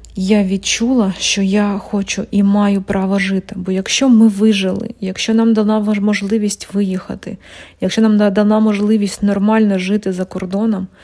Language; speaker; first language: Ukrainian; non-native, local second language; Russian